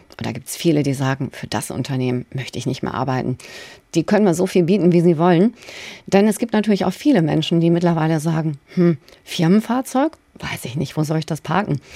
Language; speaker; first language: German; native; German